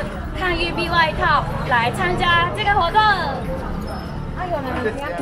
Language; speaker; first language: Chinese; non-native, fluent; Japanese